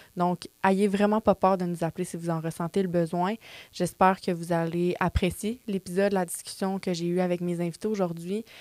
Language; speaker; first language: French; native; French